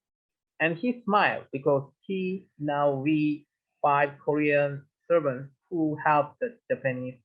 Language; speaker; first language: English; non-native, learner; Korean